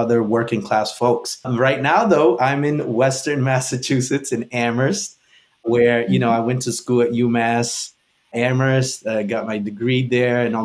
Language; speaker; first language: English; native; English